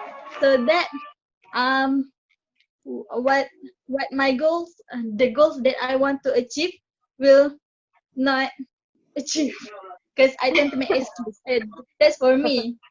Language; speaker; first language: English; non-native, learner; Malay